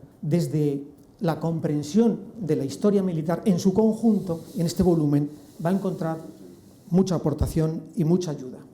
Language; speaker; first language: Spanish; native; Spanish